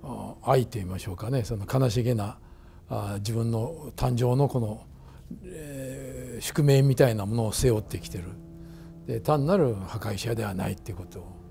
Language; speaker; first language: Japanese; native; Japanese